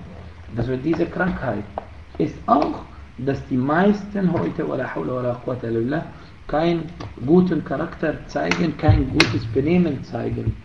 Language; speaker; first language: German; non-native, fluent; Arabic